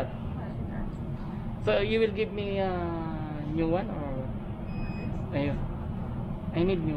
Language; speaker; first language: English; non-native, local second language; Filipino